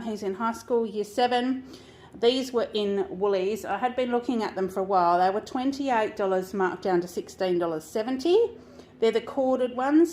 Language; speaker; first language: English; native; English